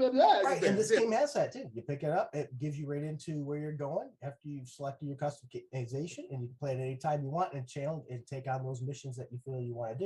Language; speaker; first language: English; native; English